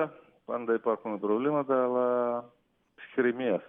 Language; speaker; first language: Greek; non-native, fluent; Russian